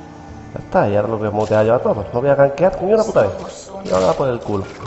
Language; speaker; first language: Spanish; native; Spanish